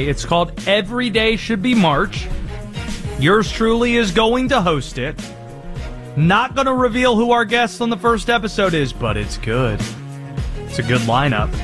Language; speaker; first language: English; native; English